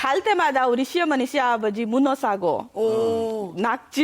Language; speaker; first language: Korean; non-native, learner; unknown